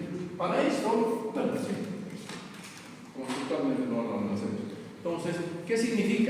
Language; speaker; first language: Spanish; native; Spanish